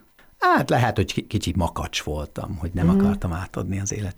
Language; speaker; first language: Hungarian; non-native, fluent; English